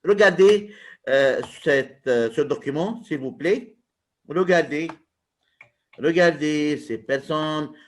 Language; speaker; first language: French; non-native, local second language; Arabic